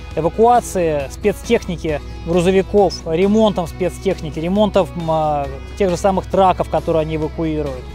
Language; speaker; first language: Russian; native; Russian